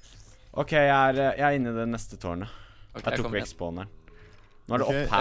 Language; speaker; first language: Norwegian; native; Norwegian